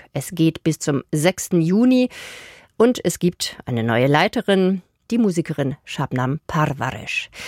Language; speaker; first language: German; native; German